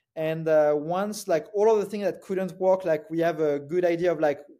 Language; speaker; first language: English; non-native, fluent; French